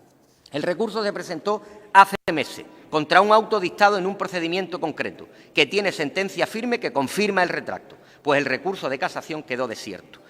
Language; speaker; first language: Spanish; native; Spanish